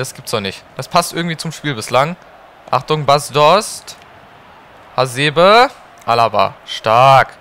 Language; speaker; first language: German; native; German